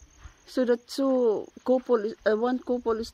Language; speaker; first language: English; non-native, learner; Filipino